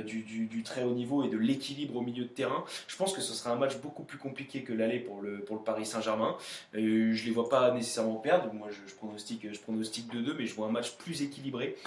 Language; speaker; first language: French; native; French